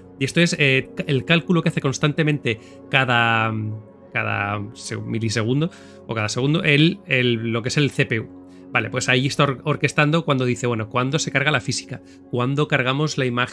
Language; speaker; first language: Spanish; native; Spanish